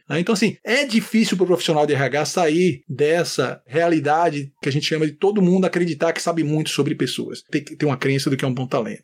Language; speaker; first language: Portuguese; native; Portuguese